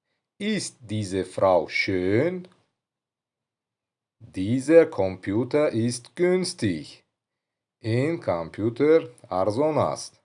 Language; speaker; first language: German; non-native, fluent; Tajik